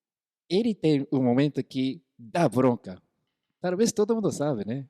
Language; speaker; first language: Portuguese; non-native, fluent; Korean